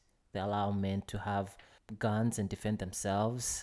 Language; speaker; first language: English; non-native, local second language; Nyanja